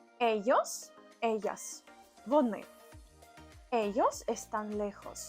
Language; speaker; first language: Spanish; non-native, fluent; Ukrainian